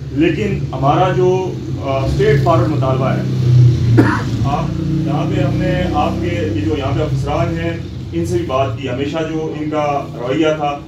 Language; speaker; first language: Urdu; non-native, local second language; Punjabi